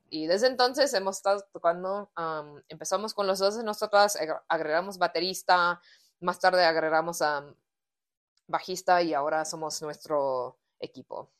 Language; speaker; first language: Spanish; early bilingual, heritage; Spanish